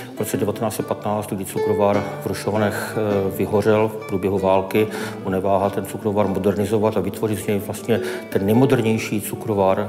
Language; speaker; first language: Czech; native; Czech